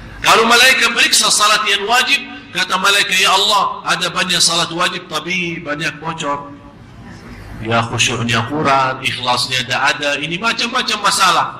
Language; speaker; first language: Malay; non-native, fluent; Arabic